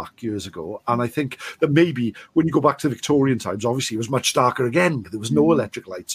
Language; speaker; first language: English; native; English